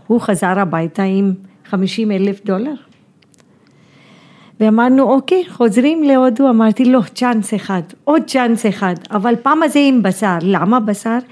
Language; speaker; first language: Hebrew; non-native, fluent; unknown